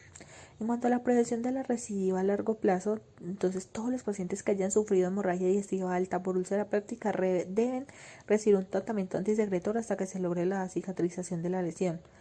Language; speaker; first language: Spanish; native; Spanish